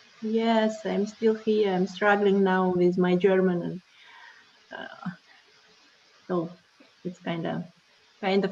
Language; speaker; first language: English; non-native, learner; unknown